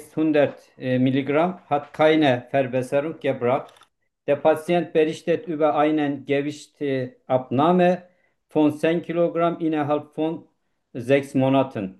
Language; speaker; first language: German; non-native, learner; Turkish